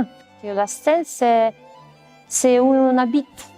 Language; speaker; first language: French; non-native, fluent; Russian